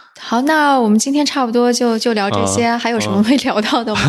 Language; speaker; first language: Chinese; native; Chinese